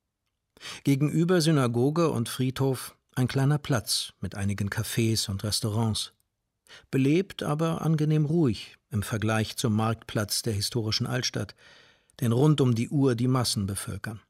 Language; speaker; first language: German; native; German